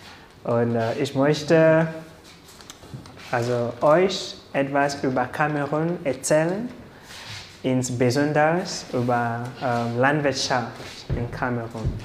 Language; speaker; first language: German; non-native, learner; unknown